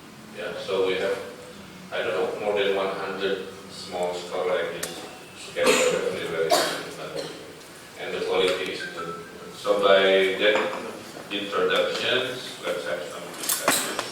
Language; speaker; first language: English; non-native, fluent; Indonesian